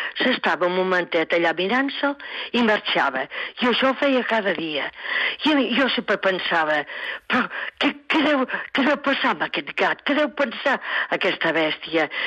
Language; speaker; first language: Catalan; native; Catalan